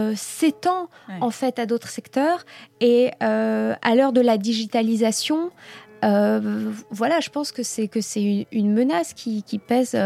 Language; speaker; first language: French; native; French